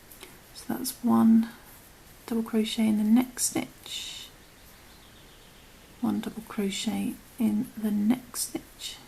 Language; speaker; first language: English; native; English